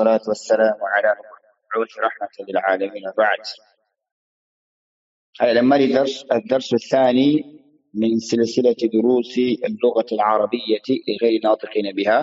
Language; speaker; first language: Arabic; non-native, fluent; Fula